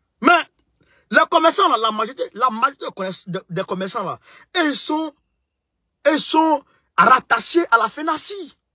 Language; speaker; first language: French; non-native, local second language; Bambara